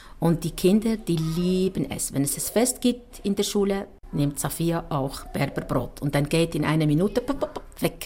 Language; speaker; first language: German; non-native, fluent; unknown